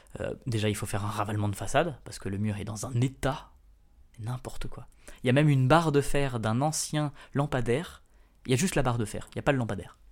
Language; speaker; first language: French; native; French